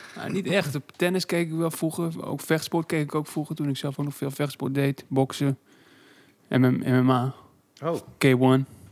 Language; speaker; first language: Dutch; native; Dutch